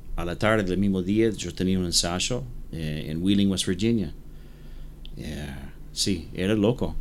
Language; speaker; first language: Spanish; non-native, learner; English